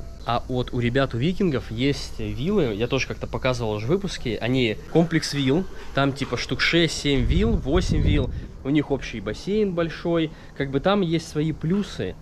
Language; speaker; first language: Russian; native; Russian